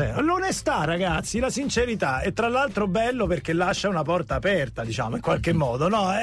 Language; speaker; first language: Italian; native; Italian